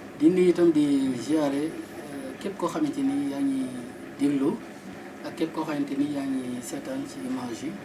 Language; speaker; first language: Wolof; native; Wolof